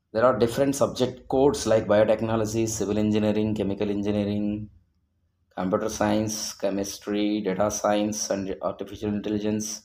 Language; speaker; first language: English; non-native, local second language; Telugu